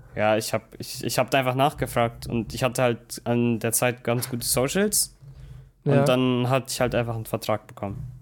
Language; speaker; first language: German; non-native, local second language; Russian